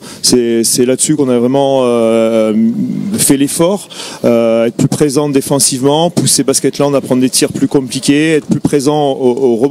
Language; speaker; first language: French; native; French